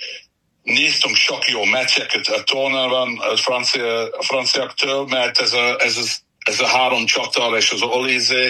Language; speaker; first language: Hungarian; non-native, fluent; English